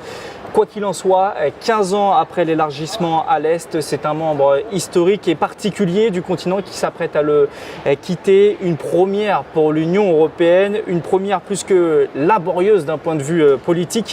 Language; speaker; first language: French; native; French